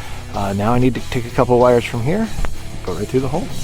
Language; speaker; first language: English; native; English